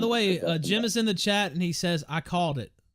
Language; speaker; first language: English; native; English